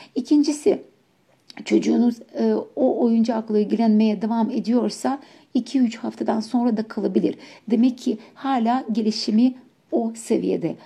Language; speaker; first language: Turkish; non-native, fluent; Ukrainian